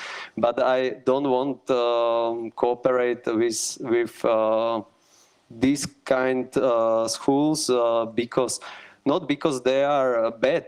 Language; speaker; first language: English; non-native, learner; Slovak